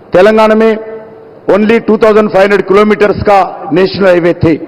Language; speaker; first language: Hindi; non-native, local second language; Telugu